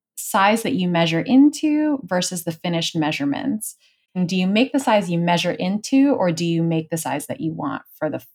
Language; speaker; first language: English; native; English